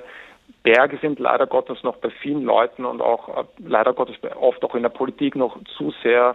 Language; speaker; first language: German; native; German